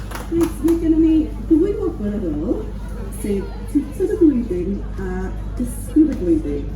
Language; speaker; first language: Welsh; native; Welsh